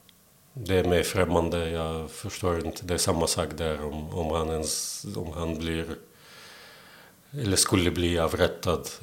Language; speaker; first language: Swedish; non-native, fluent; Belarusian